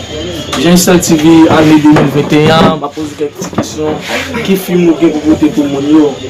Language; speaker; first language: French; non-native, learner; Haitian Creole